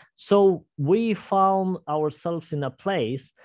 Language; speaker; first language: English; non-native, fluent; Spanish